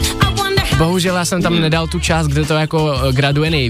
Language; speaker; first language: Czech; native; Czech